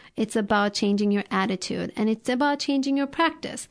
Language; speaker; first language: English; non-native, fluent; Turkish